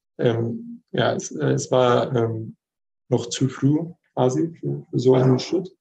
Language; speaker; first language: German; non-native, fluent; Arabic